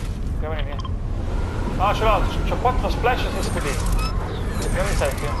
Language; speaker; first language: Italian; native; Italian